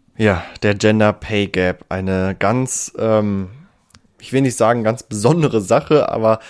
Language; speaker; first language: German; native; German